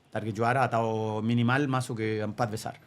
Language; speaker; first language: Indonesian; non-native, fluent; Spanish